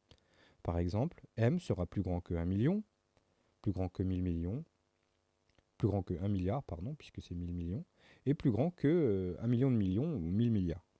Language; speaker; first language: French; native; French